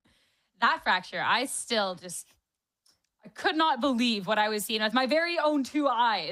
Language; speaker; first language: English; native; English